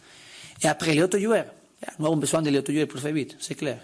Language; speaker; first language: French; non-native, learner; Spanish